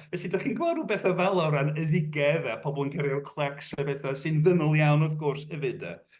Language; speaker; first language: Welsh; non-native, fluent; English